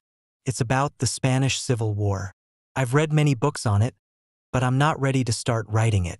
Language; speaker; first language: English; non-native, learner; Indonesian